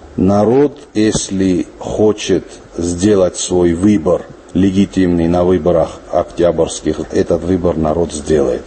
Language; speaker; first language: Russian; non-native, local second language; Ossetic